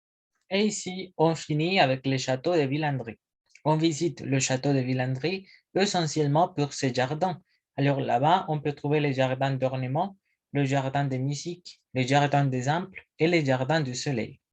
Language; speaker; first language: French; non-native, learner; Spanish